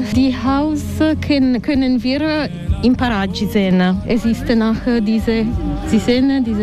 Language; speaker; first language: German; non-native, learner; Italian